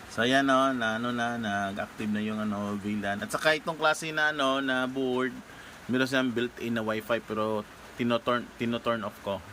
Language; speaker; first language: Filipino; non-native, local second language; Cebuano